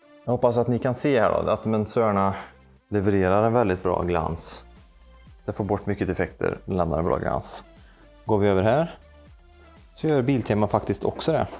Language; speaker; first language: Swedish; native; Swedish